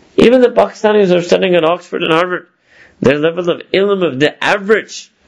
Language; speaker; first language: English; early bilingual, other home language; Urdu